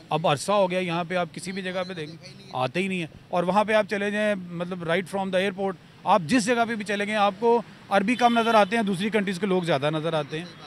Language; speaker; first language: Urdu; native; Urdu